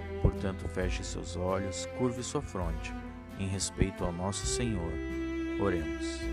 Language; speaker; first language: Portuguese; native; Portuguese